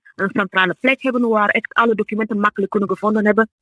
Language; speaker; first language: Dutch; non-native, fluent; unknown